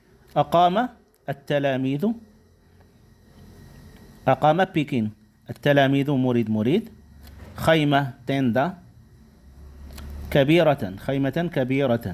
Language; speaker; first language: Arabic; non-native, fluent; Indonesian